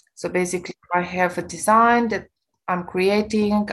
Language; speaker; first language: English; non-native, fluent; Romanian